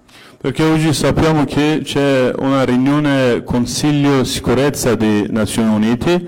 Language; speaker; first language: Italian; non-native, fluent; Kurdish